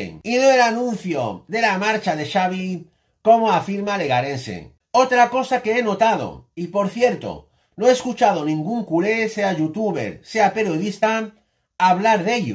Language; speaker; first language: Spanish; native; Spanish